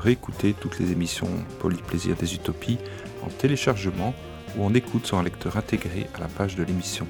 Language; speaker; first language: French; native; French